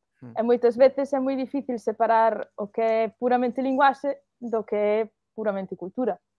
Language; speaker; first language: Galician; early bilingual, heritage; Galician